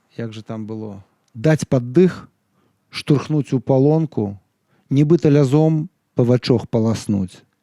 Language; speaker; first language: Belarusian; non-native, local second language; Russian